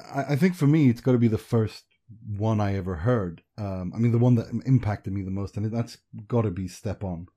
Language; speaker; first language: English; early bilingual, other home language; Persian